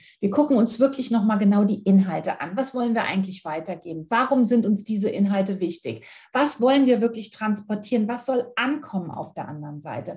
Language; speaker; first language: German; native; German